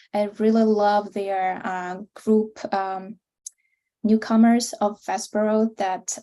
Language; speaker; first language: English; non-native, fluent; Russian